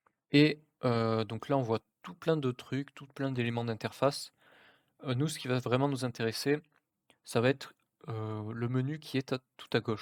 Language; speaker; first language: French; native; French